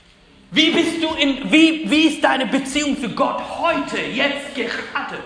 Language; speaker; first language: German; non-native, fluent; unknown